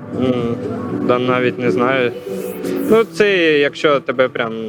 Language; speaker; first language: Ukrainian; non-native, local second language; Russian